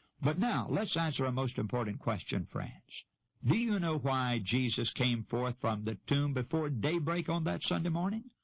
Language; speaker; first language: English; native; English